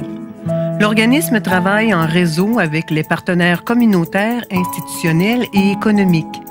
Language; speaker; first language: French; native; French